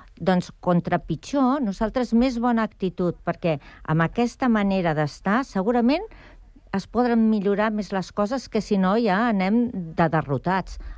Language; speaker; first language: Catalan; native; Catalan